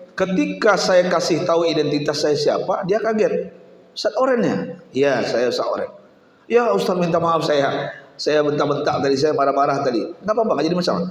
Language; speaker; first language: Indonesian; native; Indonesian